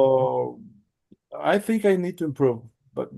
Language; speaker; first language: English; non-native, learner; Spanish